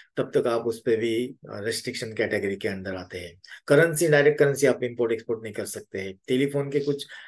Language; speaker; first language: Hindi; native; Hindi